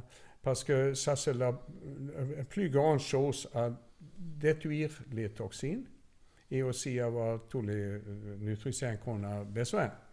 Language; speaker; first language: French; non-native, learner; Swedish